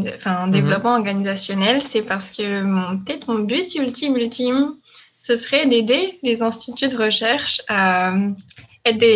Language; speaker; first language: French; native; French